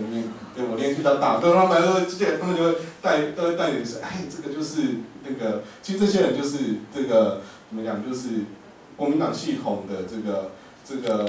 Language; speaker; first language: Chinese; native; Chinese